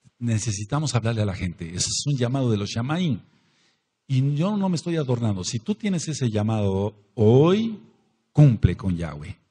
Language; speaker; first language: Spanish; native; Spanish